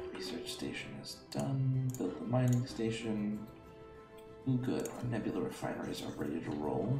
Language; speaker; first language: English; native; English